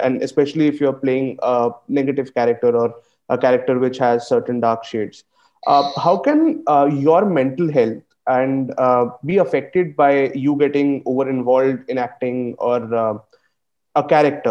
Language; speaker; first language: English; non-native, local second language; Bangla